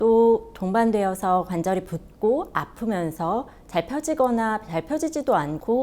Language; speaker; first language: Korean; native; Korean